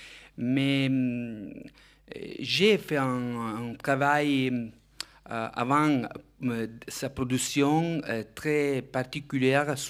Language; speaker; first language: French; non-native, fluent; Italian